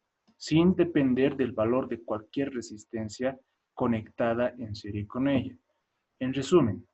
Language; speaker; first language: Spanish; native; Spanish